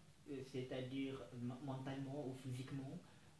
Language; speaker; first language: French; non-native, fluent; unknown